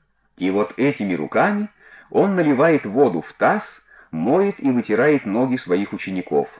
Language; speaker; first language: Russian; native; Russian